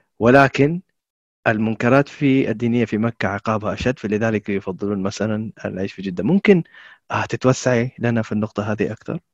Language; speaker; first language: Arabic; native; Arabic